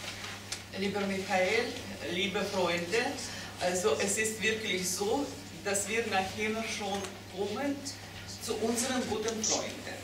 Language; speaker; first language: German; non-native, fluent; Russian